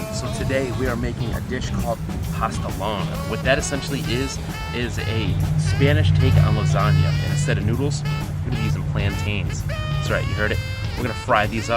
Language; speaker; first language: English; native; English